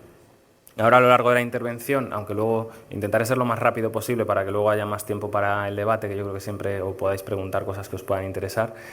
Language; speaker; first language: Spanish; native; Spanish